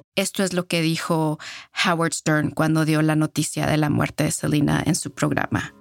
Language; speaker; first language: Spanish; early bilingual, heritage; Spanish